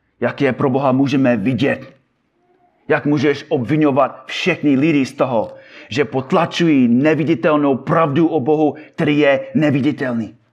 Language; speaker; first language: Czech; non-native, fluent; English